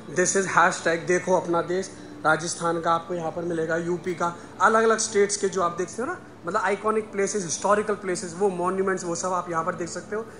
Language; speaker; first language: Hindi; non-native, local second language; Marathi